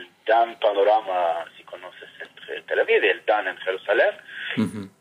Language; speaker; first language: Spanish; non-native, fluent; Hebrew